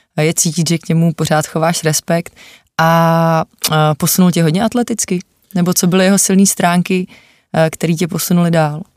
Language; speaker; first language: Czech; native; Czech